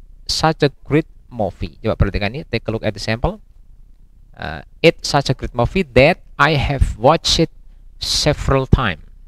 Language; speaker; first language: English; non-native, fluent; Indonesian